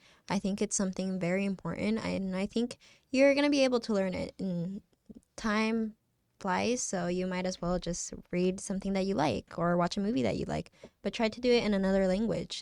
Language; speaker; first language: English; non-native, fluent; Spanish